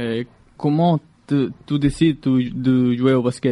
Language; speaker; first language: French; non-native, learner; Galician